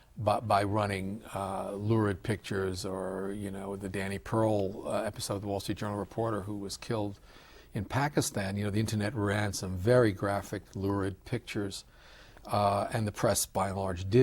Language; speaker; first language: English; native; English